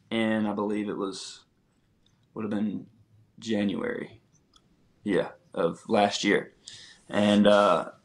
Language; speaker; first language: English; native; English